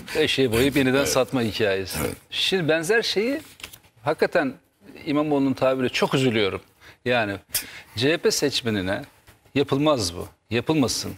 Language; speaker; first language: Turkish; native; Turkish